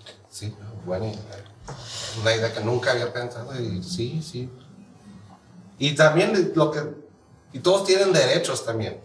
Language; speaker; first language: Spanish; early bilingual, heritage; Spanish